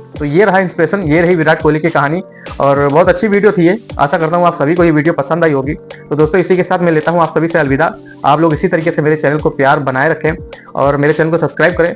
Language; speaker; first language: Hindi; native; Hindi